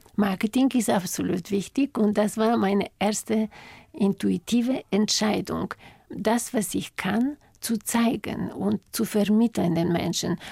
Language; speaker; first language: German; non-native, fluent; Bulgarian